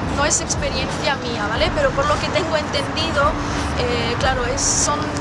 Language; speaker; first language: Spanish; non-native, fluent; French